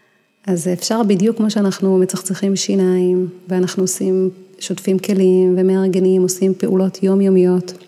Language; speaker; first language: Hebrew; native; Hebrew